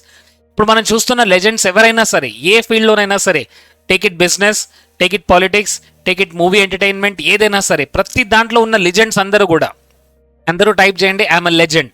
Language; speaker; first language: Telugu; native; Telugu